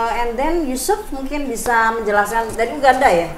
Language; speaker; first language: Indonesian; native; Indonesian